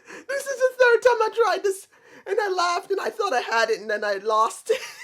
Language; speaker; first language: English; native; English